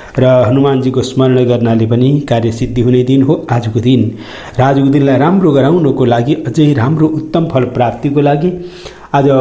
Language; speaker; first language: Nepali; native; Nepali